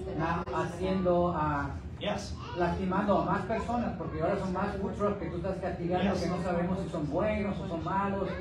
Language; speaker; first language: Spanish; native; Spanish